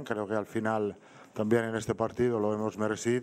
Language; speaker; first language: Spanish; non-native, fluent; Italian